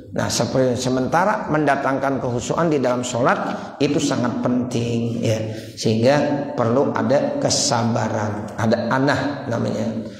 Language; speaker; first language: Indonesian; native; Indonesian